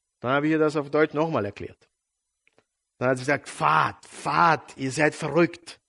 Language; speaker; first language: German; non-native, fluent; Serbian